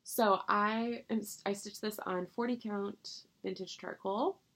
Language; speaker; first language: English; native; English